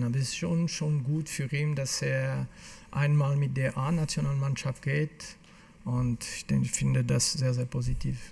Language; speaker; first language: German; non-native, fluent; French